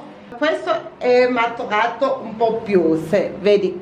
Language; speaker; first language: Italian; non-native, learner; German